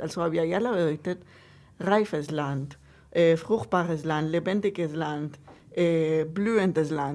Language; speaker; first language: German; non-native, fluent; Spanish